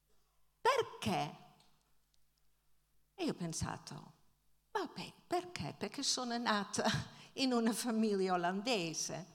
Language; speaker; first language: Italian; non-native, fluent; Dutch